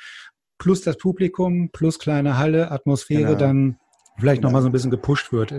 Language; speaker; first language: German; native; German